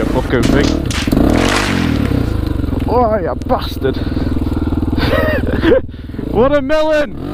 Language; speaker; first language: English; native; English